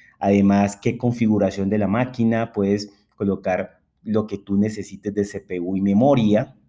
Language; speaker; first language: Spanish; native; Spanish